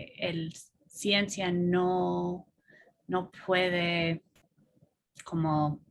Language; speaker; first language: Spanish; non-native, fluent; English